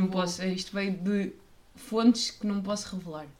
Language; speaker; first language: Portuguese; native; Portuguese